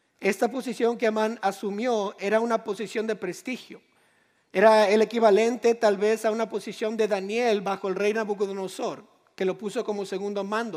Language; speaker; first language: Spanish; native; Spanish